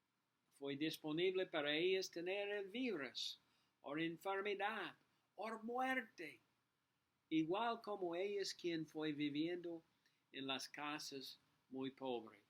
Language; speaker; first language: Spanish; non-native, learner; English